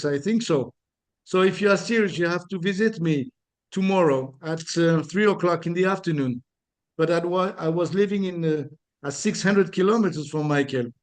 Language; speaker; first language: English; non-native, fluent; French